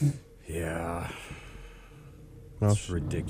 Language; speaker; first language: English; native; English